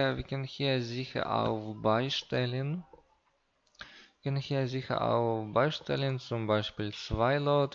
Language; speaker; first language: German; non-native, learner; Russian